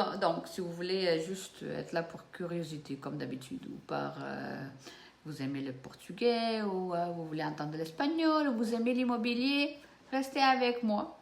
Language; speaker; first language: French; early bilingual, other home language; Portuguese